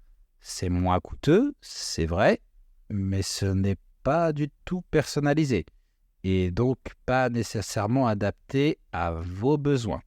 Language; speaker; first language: French; native; French